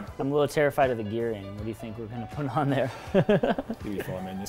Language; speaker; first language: English; native; English